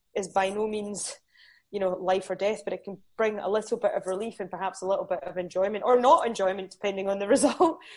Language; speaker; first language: English; native; English